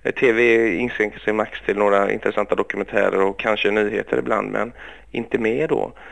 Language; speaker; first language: Swedish; early bilingual, other home language; Greek